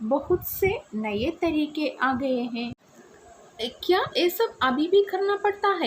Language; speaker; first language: Hindi; non-native, local second language; Malayalam